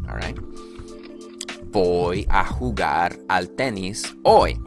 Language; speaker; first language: Spanish; early bilingual, heritage; Spanish